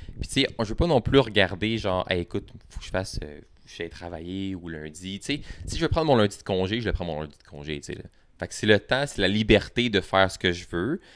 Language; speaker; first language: French; native; French